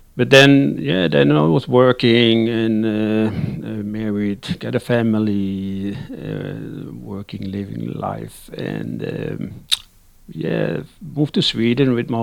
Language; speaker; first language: English; non-native, learner; Dutch